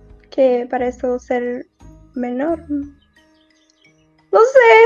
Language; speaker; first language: Spanish; non-native, learner; Portuguese